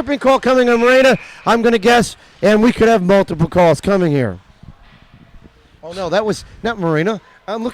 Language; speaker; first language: English; native; English